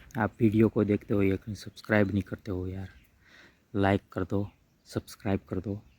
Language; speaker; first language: Hindi; non-native, local second language; Gujarati